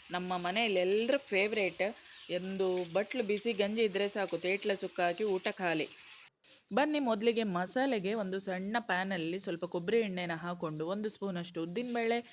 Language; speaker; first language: Kannada; non-native, local second language; Konkani